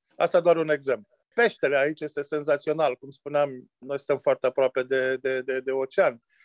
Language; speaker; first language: Romanian; native; Romanian